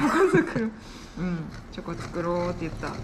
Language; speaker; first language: Japanese; native; Japanese